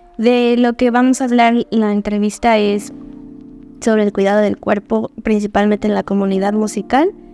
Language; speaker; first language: Spanish; native; Spanish